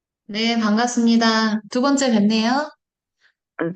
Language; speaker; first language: Korean; native; Korean